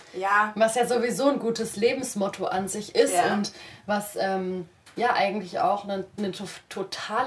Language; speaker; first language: German; native; German